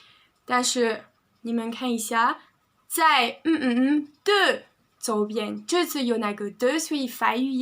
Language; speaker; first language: Chinese; non-native, fluent; French